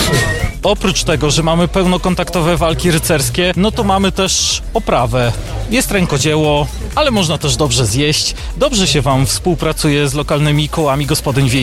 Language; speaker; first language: Polish; native; Polish